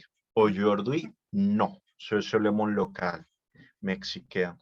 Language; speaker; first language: French; non-native, learner; Spanish